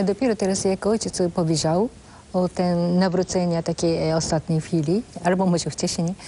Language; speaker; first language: Polish; non-native, fluent; Japanese